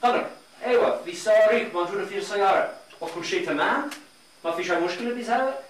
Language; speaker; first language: Arabic; non-native, fluent; English